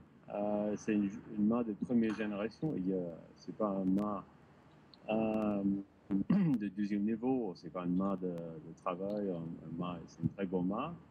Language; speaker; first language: French; non-native, learner; English